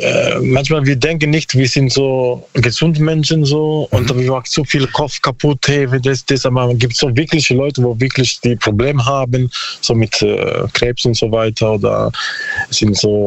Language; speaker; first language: German; non-native, learner; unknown